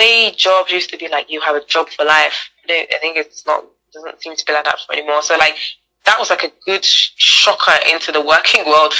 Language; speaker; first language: English; native; English